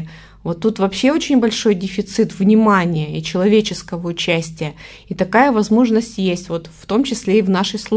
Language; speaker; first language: Russian; native; Russian